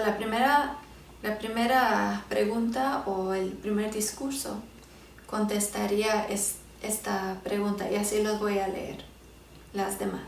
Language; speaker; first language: Spanish; early bilingual, heritage; Spanish